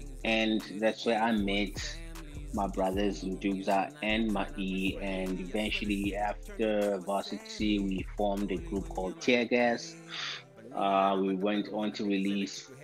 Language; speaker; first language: English; non-native, local second language; Zulu